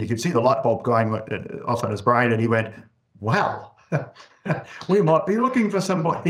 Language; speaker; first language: English; native; English